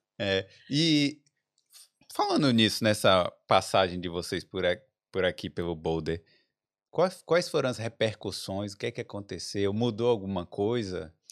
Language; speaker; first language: Portuguese; native; Portuguese